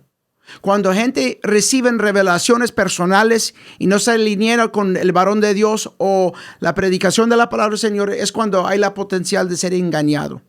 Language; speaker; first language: Spanish; early bilingual, heritage; English